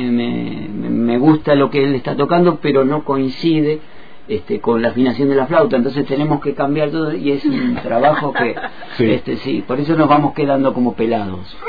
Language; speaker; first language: Spanish; native; Spanish